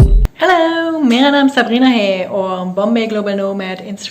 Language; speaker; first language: Hindi; non-native, learner; English